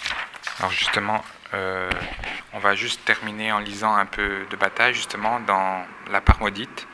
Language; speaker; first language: French; native; French